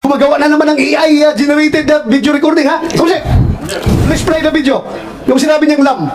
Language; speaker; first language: Filipino; native; Filipino